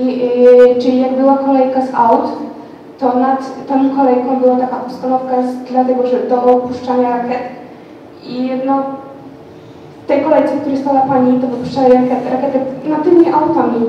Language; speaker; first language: Polish; non-native, learner; Ukrainian